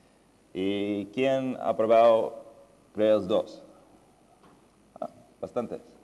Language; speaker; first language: Spanish; non-native, fluent; English